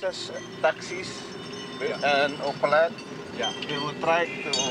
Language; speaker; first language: English; non-native, learner; Indonesian